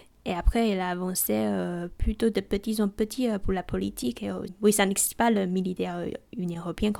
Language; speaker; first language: French; non-native, learner; Chinese